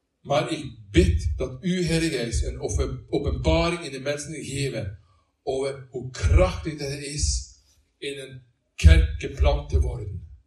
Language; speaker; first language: Dutch; non-native, learner; Norwegian